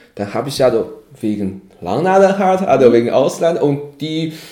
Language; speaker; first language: German; non-native, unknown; Chinese